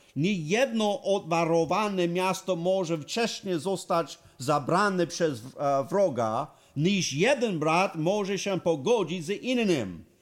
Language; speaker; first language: Polish; non-native, learner; English